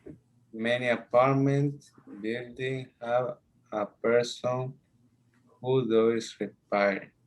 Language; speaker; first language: English; non-native, learner; Spanish